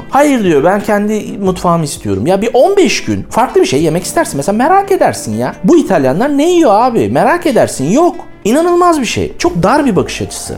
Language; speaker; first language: Turkish; native; Turkish